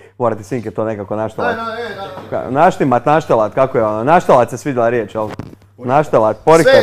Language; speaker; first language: Croatian; native; Croatian